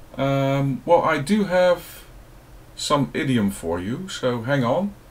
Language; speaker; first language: English; non-native, fluent; Dutch